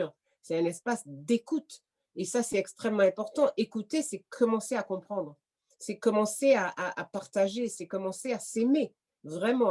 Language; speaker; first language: French; native; French